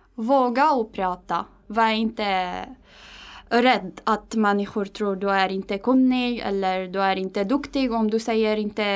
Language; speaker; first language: Swedish; non-native, fluent; Arabic